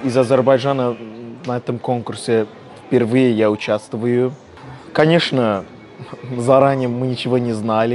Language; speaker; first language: Russian; non-native, fluent; Azerbaijani